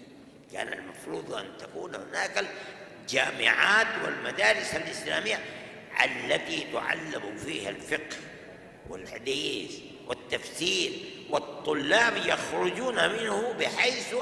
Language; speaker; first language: Arabic; non-native, fluent; Urdu